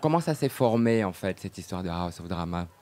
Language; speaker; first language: French; native; French